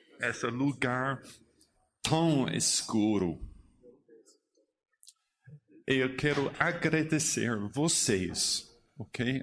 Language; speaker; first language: Portuguese; non-native, learner; English